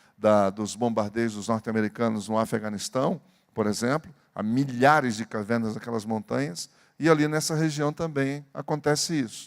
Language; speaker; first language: Portuguese; native; Portuguese